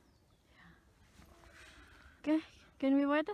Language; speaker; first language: German; non-native, learner; Indonesian